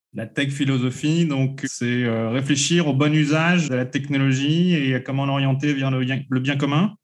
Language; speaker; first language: French; native; French